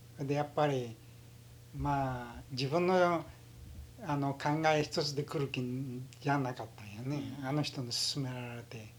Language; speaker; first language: Japanese; early bilingual, heritage; Japanese